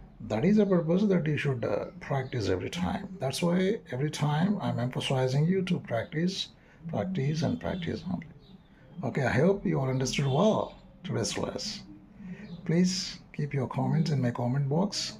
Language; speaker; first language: English; non-native, local second language; Telugu